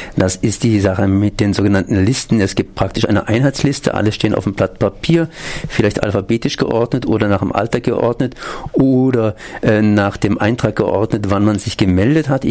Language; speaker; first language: German; native; German